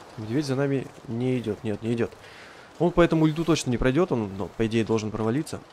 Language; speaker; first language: Russian; native; Russian